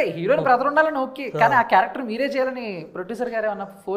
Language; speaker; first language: Telugu; native; Telugu